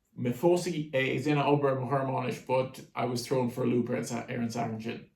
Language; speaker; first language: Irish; native; Irish